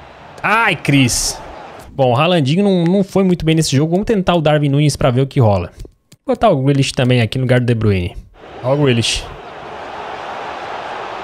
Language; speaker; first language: Portuguese; native; Portuguese